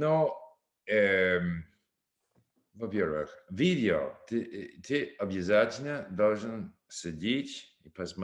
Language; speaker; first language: Russian; non-native, learner; English